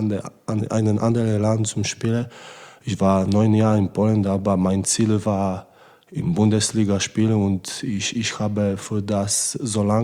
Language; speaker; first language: German; non-native, learner; Polish